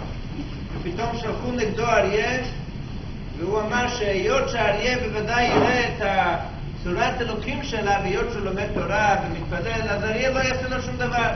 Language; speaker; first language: Hebrew; non-native, fluent; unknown